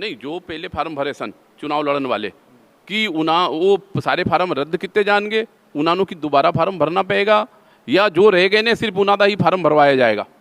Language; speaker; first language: Hindi; non-native, local second language; Punjabi